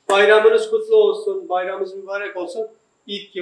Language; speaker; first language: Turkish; non-native, fluent; Urdu